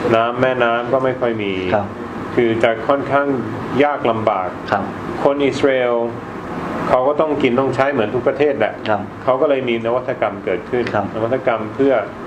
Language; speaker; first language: Thai; early bilingual, other home language; Swedish